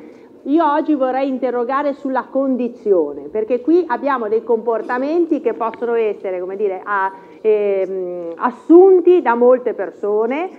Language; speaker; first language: Italian; native; Italian